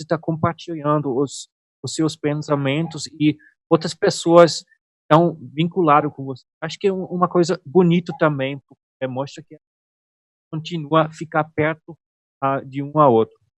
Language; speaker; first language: Portuguese; non-native, fluent; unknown